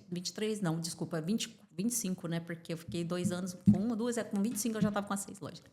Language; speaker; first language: Portuguese; native; Portuguese